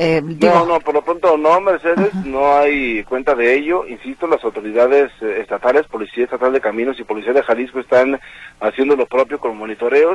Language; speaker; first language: Spanish; native; Spanish